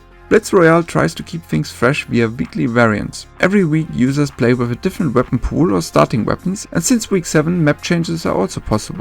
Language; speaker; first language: English; non-native, fluent; German